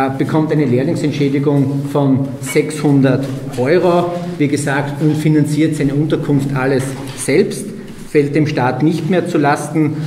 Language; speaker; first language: German; native; German